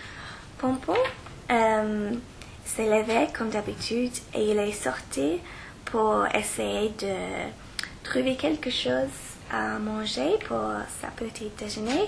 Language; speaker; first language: French; non-native, learner; English